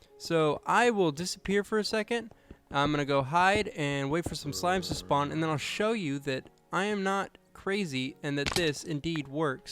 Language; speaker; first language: English; native; English